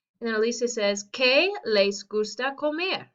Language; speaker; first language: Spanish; non-native, fluent; English